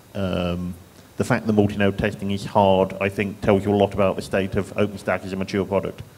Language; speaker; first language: English; native; English